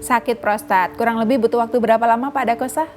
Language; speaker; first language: Indonesian; native; Indonesian